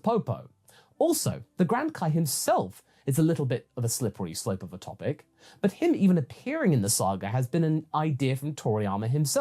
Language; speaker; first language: English; native; English